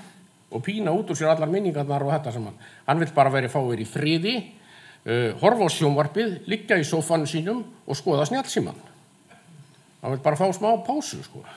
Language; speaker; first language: Icelandic; native; Icelandic